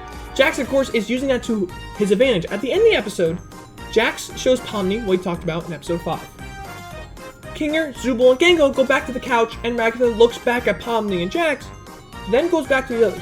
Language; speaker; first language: English; native; English